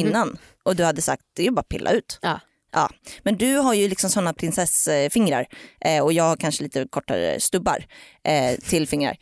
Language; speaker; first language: Swedish; native; Swedish